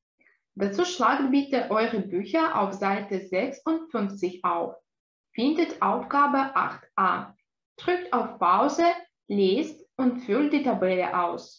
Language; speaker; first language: German; non-native, fluent; Russian